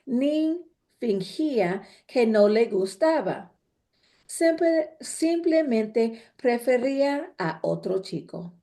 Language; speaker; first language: Spanish; non-native, fluent; English